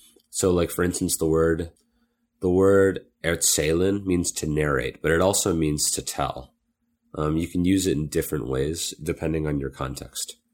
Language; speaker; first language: English; native; English